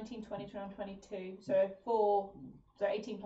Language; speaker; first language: English; native; English